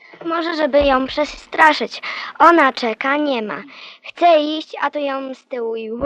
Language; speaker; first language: Polish; native; Polish